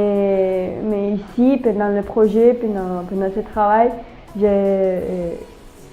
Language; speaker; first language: French; non-native, learner; Spanish